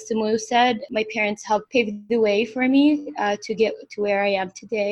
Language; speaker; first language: English; non-native, fluent; Arabic